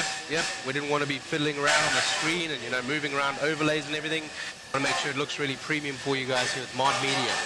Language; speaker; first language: English; native; English